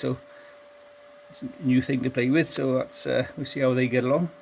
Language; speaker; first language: English; native; English